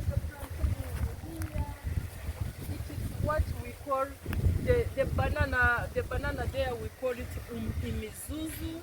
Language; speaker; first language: English; non-native, local second language; Kinyarwanda